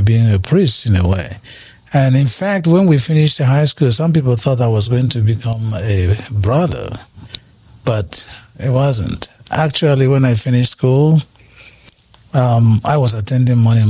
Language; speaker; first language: English; non-native, local second language; Igbo